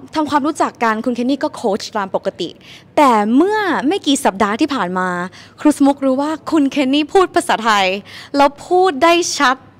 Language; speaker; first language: Thai; native; Thai